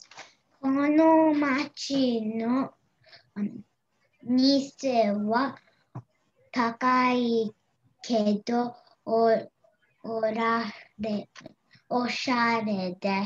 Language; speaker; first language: Japanese; non-native, learner; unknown